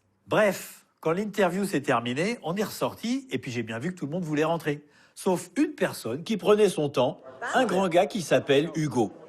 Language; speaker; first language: French; native; French